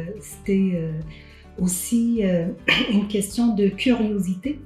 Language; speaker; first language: French; non-native, local second language; Arabic